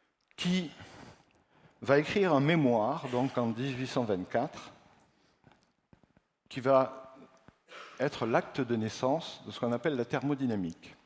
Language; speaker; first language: French; native; French